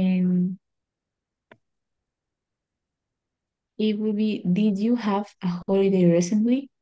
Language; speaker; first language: English; non-native, learner; Spanish